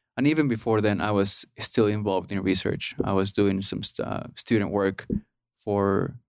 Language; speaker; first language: English; early bilingual, other home language; Spanish